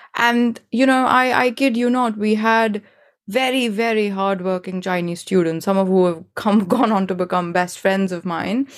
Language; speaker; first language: English; non-native, local second language; Hindi